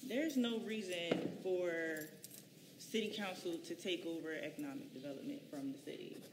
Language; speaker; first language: English; native; English